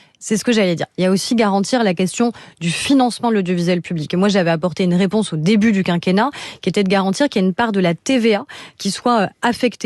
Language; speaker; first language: French; native; French